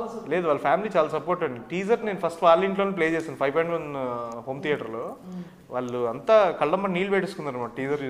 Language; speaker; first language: Telugu; native; Telugu